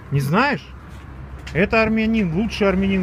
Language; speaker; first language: Russian; native; Russian